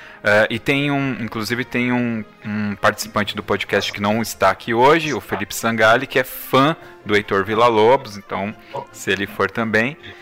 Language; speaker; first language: Portuguese; native; Portuguese